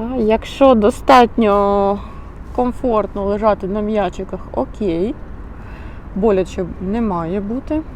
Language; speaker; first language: Ukrainian; non-native, local second language; Russian